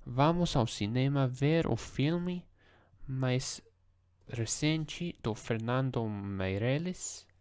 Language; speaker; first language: Portuguese; non-native, learner; English